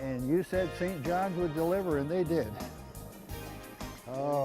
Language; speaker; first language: English; native; English